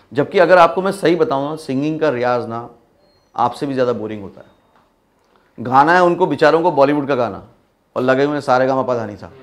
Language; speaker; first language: Hindi; native; Hindi